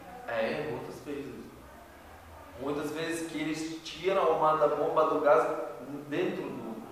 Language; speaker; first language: Portuguese; non-native, learner; Arabic